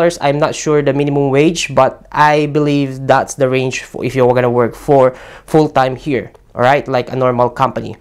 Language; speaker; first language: English; non-native, local second language; Filipino